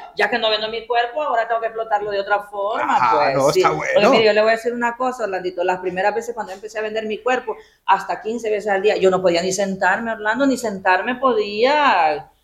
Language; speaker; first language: Spanish; native; Spanish